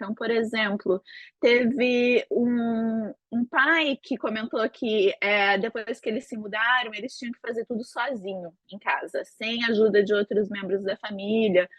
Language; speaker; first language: Portuguese; native; Portuguese